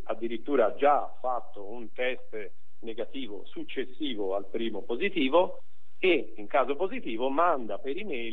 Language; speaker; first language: Italian; native; Italian